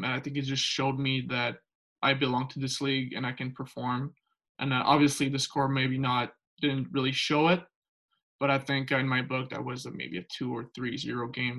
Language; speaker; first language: English; non-native, fluent; French